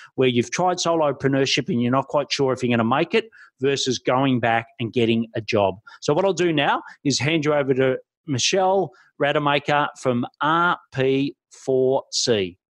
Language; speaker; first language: English; native; English